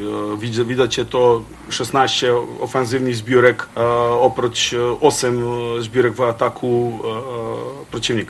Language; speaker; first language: Polish; non-native, fluent; Croatian